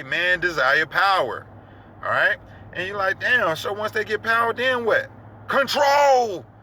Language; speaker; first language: English; native; English